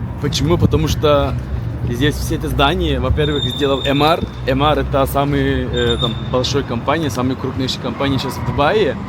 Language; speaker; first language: Russian; non-native, fluent; Turkish